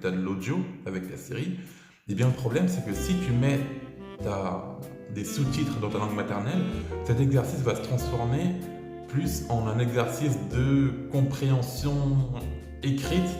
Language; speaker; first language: French; native; French